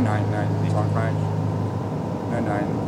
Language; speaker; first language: German; non-native, learner; French